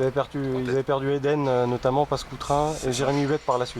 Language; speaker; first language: French; native; French